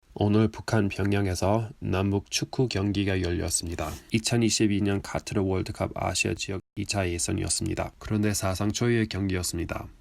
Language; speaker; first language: Korean; non-native, fluent; English